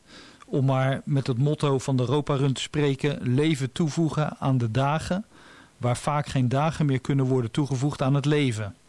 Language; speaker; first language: Dutch; native; Dutch